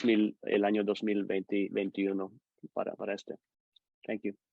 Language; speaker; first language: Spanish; non-native, fluent; English